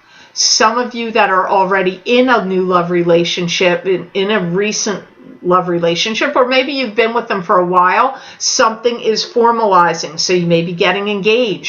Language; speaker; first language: English; native; English